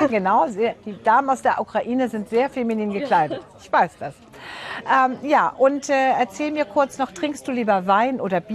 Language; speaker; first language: German; native; German